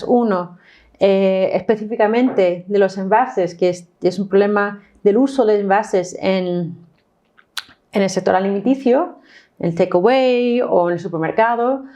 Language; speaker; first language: Spanish; non-native, fluent; English